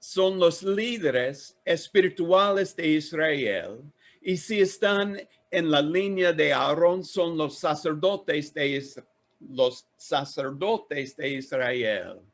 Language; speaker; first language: Spanish; non-native, learner; English